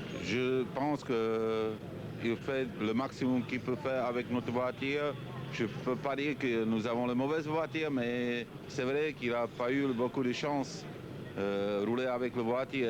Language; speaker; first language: French; non-native, fluent; Czech